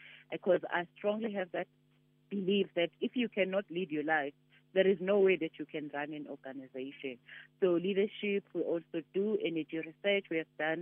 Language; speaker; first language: English; non-native, local second language; Zulu